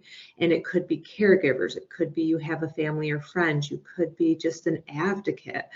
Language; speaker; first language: English; native; English